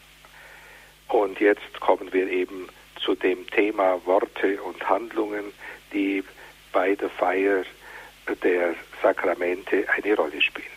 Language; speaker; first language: German; native; German